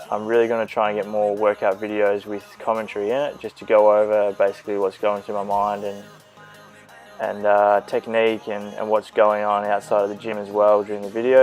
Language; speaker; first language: English; native; English